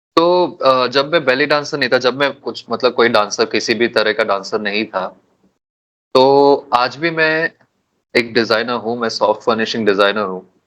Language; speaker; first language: Hindi; non-native, local second language; Tulu